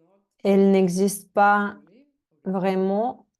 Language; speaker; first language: French; non-native, fluent; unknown